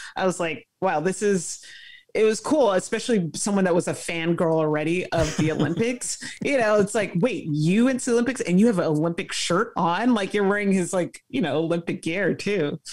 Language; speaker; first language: English; native; English